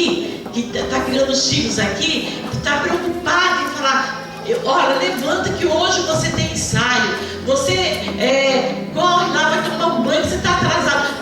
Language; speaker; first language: Portuguese; native; Portuguese